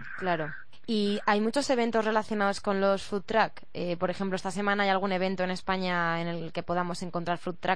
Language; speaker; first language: Spanish; native; Spanish